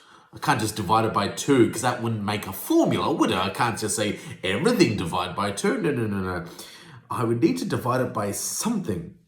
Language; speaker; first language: English; native; English